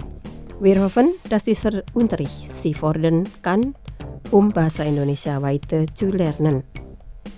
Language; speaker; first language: German; non-native, learner; Indonesian